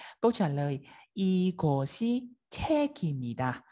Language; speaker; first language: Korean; non-native, fluent; Vietnamese